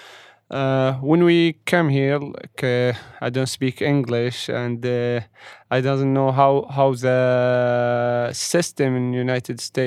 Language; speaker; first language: English; non-native, learner; Arabic